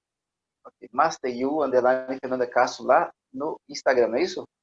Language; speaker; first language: Portuguese; native; Portuguese